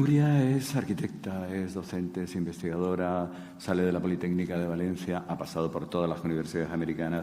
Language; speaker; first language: Spanish; native; Spanish